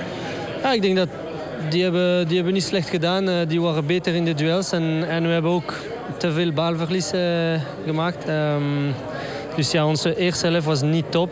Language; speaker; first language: Dutch; non-native, local second language; French